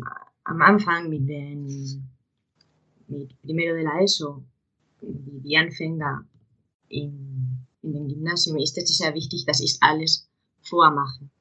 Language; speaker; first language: German; non-native, fluent; Spanish